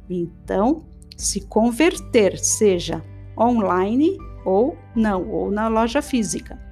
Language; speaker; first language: Portuguese; native; Portuguese